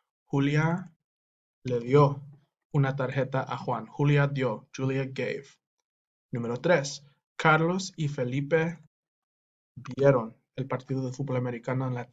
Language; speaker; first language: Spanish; non-native, fluent; English